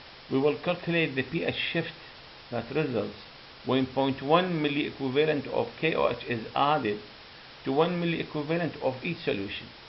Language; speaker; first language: English; non-native, fluent; Arabic